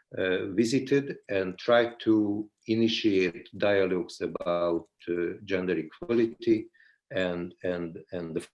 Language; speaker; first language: English; non-native, fluent; Swedish